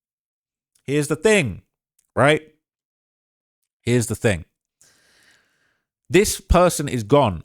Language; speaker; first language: English; native; English